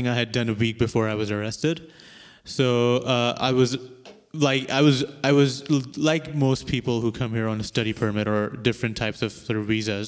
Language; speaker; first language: English; non-native, local second language; Urdu